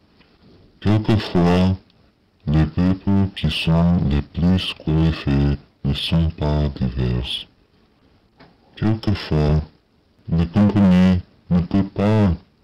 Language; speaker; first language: French; non-native, learner; English